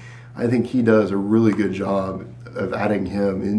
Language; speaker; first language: English; native; English